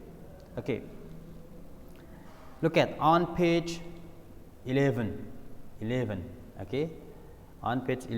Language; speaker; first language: English; non-native, learner; Indonesian